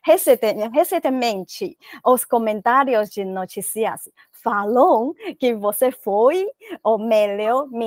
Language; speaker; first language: Portuguese; non-native, learner; Chinese